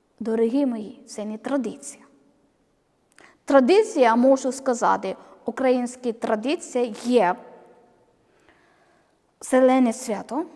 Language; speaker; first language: Ukrainian; non-native, learner; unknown